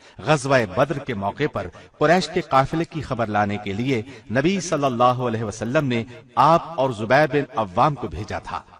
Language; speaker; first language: Urdu; native; Urdu